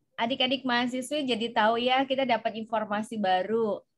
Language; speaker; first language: Indonesian; native; Indonesian